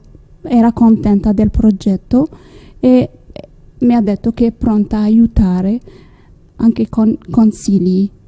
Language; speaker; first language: Italian; non-native, learner; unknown